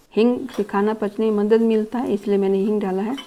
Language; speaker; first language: Hindi; native; Hindi